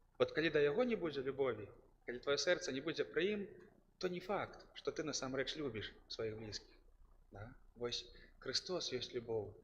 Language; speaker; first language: Belarusian; native; Belarusian